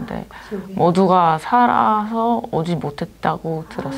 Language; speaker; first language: Korean; non-native, fluent; Ukrainian